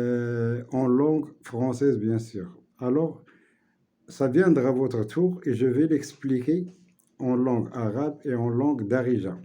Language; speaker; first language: French; non-native, local second language; Arabic